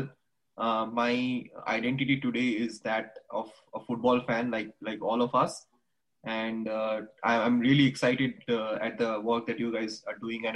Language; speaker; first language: English; non-native, local second language; Bangla